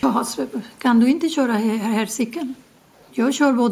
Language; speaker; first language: Swedish; non-native, learner; Spanish